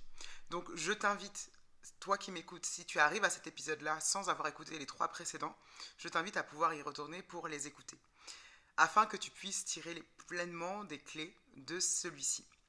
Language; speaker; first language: French; native; French